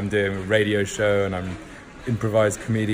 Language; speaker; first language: English; native; English